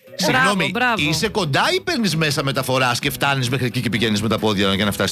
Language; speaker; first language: Greek; native; Greek